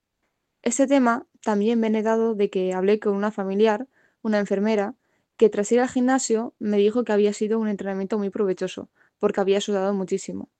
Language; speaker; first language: Spanish; native; Spanish